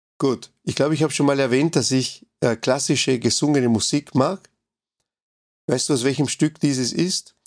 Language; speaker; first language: German; non-native, fluent; Spanish